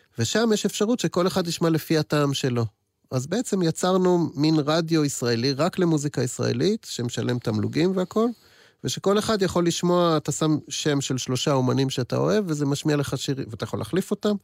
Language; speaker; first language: Hebrew; native; Hebrew